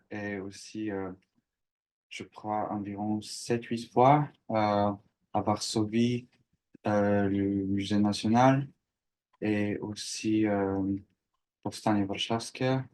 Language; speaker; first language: French; non-native, learner; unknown